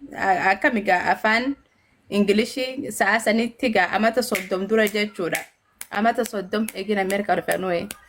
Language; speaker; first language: Oromo; early bilingual, heritage; Oromo